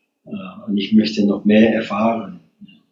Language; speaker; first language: German; non-native, fluent; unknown